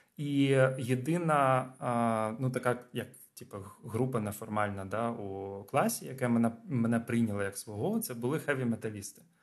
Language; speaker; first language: Ukrainian; non-native, local second language; Russian